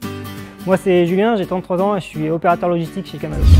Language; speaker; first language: French; native; French